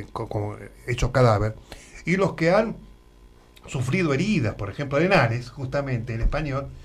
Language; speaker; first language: Spanish; native; Spanish